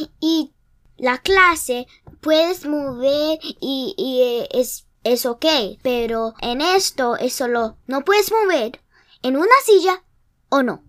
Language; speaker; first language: Spanish; early bilingual, heritage; English